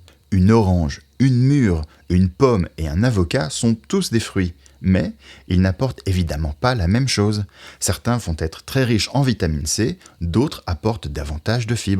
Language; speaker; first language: French; native; French